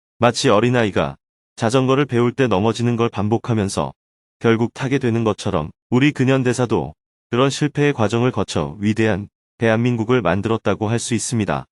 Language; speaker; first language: Korean; native; Korean